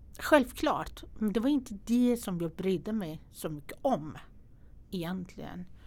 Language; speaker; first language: Swedish; non-native, fluent; Persian